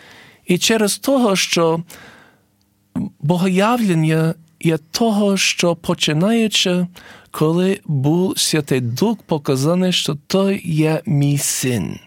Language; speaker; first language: Ukrainian; early bilingual, heritage; English